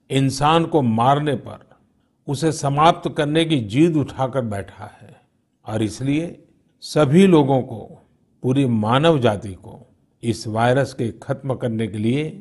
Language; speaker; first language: Hindi; non-native, local second language; Gujarati